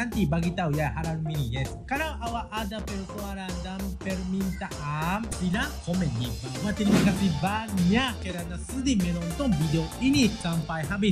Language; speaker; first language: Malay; non-native, learner; Japanese